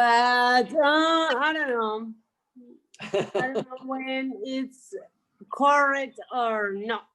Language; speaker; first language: English; non-native, learner; Spanish